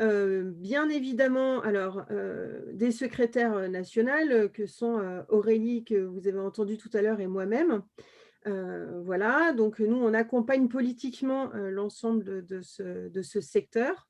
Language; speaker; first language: French; native; French